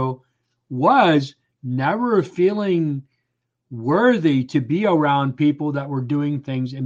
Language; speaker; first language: English; native; English